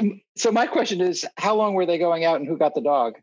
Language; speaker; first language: English; native; English